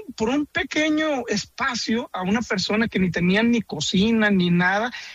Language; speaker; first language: Spanish; native; Spanish